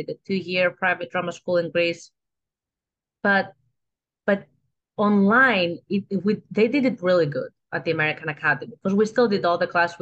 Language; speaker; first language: English; non-native, fluent; Greek